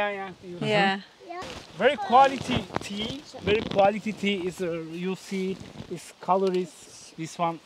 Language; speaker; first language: English; non-native, learner; Turkish